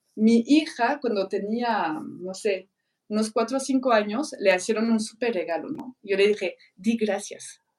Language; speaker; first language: Spanish; non-native, fluent; French